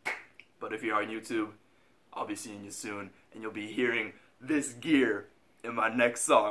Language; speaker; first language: English; native; English